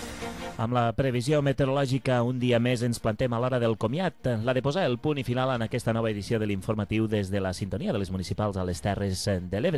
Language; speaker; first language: Catalan; native; Catalan